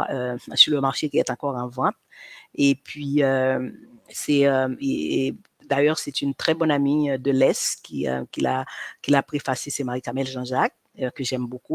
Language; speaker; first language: French; non-native, local second language; Haitian Creole